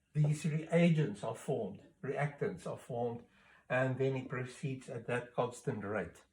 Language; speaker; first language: English; non-native, local second language; Afrikaans